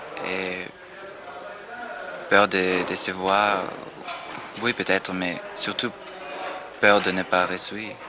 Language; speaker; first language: French; non-native, fluent; German